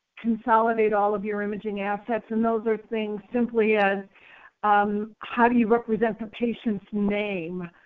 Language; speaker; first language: English; native; English